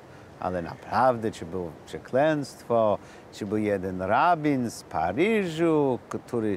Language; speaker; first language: Polish; non-native, learner; English